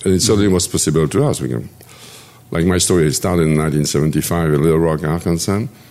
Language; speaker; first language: English; non-native, fluent; French